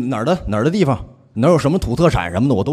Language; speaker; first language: Chinese; native; Chinese